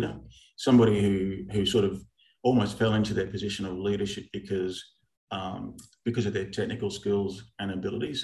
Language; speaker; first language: English; native; English